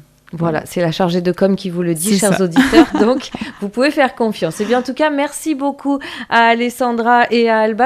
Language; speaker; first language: French; native; French